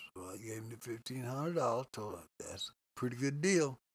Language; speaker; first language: English; native; English